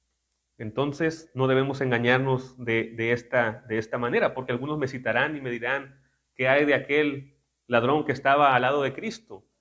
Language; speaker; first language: Spanish; native; Spanish